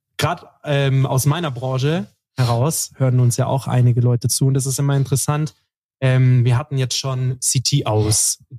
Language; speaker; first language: German; native; German